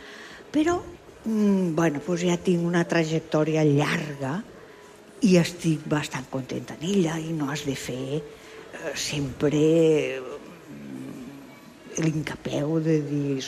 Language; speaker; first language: Catalan; non-native, local second language; Spanish